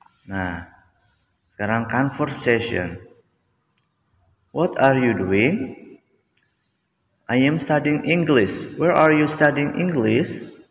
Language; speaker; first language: English; non-native, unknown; Indonesian